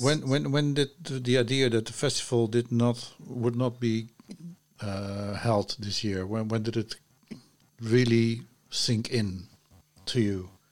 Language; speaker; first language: English; non-native, fluent; Dutch